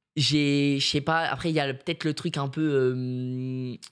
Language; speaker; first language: French; native; French